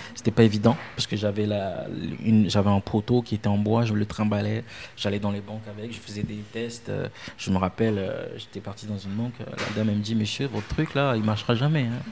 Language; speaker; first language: French; non-native, local second language; Ewe